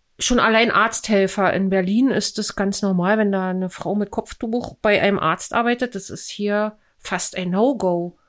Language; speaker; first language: German; native; German